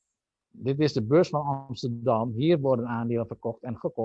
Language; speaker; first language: Dutch; non-native, fluent; Indonesian